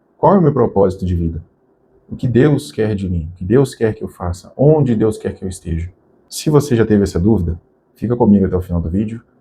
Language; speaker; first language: Portuguese; native; Portuguese